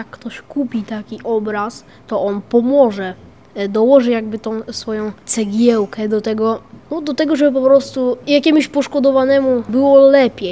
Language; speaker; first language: Polish; early bilingual, other home language; Ukrainian